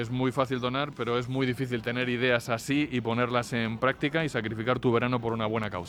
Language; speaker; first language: Spanish; native; Spanish